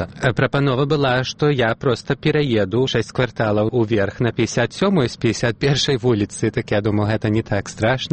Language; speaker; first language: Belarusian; early bilingual, heritage; Belarusian